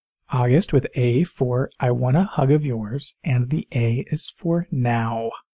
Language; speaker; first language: English; native; English